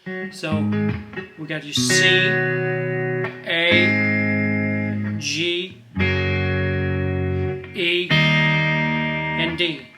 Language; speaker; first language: English; native; English